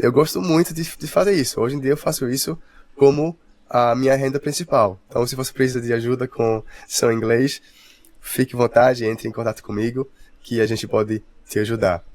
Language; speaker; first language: Portuguese; non-native, fluent; English